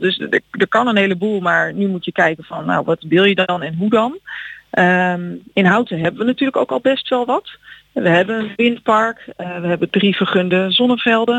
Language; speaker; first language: Dutch; native; Dutch